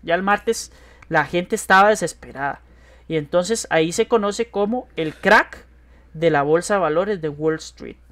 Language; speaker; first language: Spanish; native; Spanish